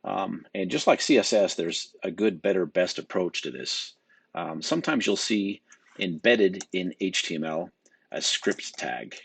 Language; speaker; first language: English; native; English